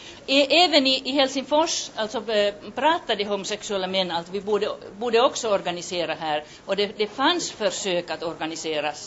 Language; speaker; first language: Swedish; non-native, local second language; Finnish